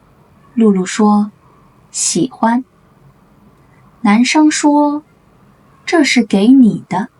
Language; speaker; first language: Chinese; native; Chinese